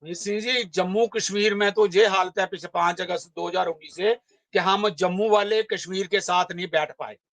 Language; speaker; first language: Hindi; non-native, local second language; Dogri